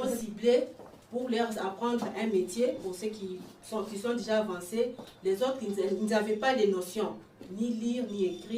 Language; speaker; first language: French; native; French